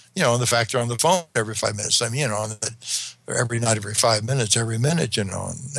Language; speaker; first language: English; native; English